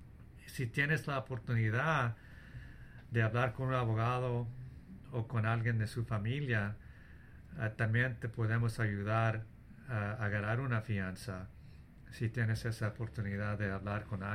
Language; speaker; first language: Spanish; early bilingual, heritage; English